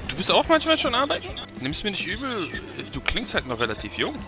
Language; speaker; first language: German; native; German